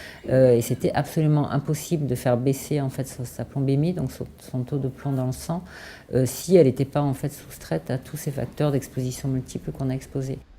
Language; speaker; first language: French; native; French